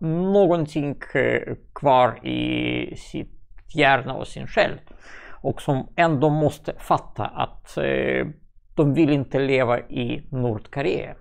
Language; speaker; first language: Swedish; non-native, fluent; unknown